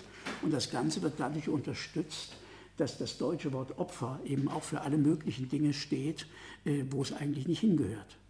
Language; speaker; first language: German; native; German